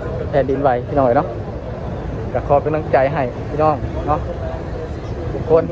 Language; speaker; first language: Thai; non-native, local second language; Lao